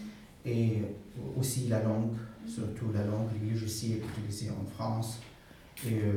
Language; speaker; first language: French; non-native, fluent; Arabic